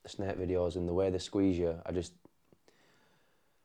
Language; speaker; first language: English; native; English